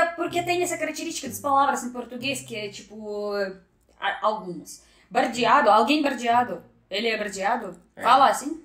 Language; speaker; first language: Portuguese; non-native, fluent; Russian